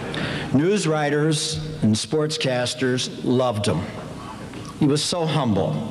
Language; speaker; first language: English; native; English